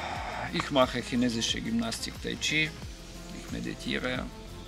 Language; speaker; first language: German; non-native, learner; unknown